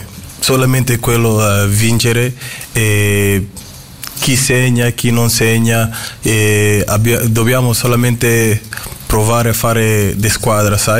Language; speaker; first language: Italian; non-native, learner; Portuguese